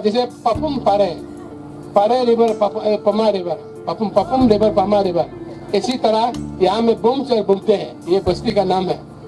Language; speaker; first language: Hindi; non-native, local second language; Nyishi